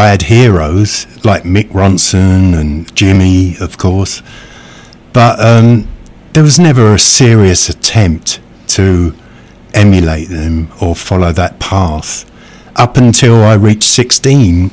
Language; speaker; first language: English; native; English